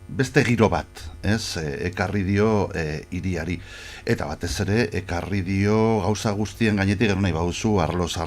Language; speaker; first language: Basque; non-native, local second language; Spanish